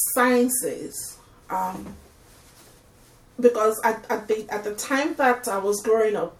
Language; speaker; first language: English; non-native, local second language; Yoruba